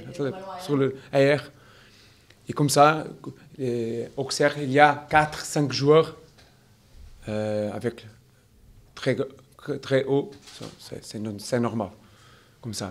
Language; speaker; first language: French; non-native, learner; Portuguese